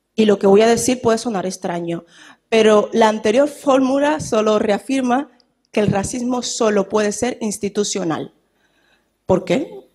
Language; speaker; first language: Spanish; native; Spanish